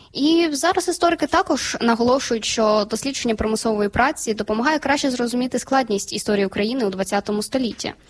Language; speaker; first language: Ukrainian; native; Ukrainian